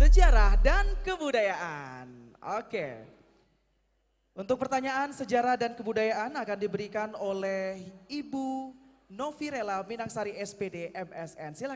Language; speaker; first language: Indonesian; native; Indonesian